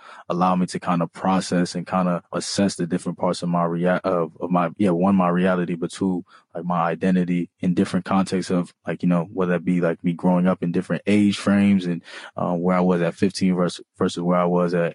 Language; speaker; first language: English; early bilingual, other home language; Bambara